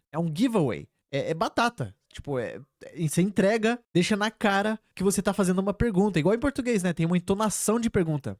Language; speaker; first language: Portuguese; native; Portuguese